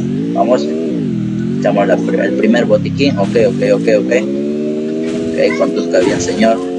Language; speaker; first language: Spanish; native; Spanish